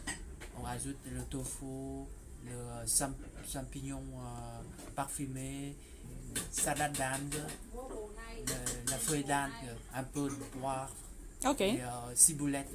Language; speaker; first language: French; non-native, fluent; Vietnamese